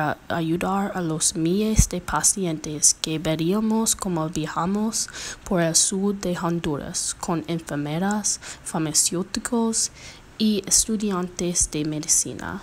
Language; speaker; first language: Spanish; non-native, learner; English